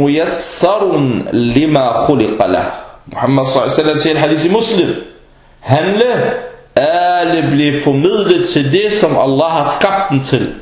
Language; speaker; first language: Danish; non-native, fluent; Arabic